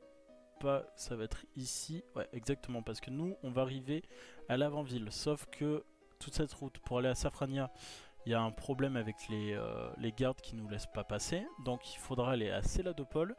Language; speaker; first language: French; native; French